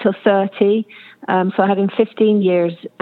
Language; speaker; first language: English; native; English